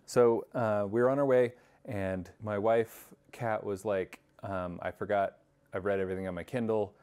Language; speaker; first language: English; native; English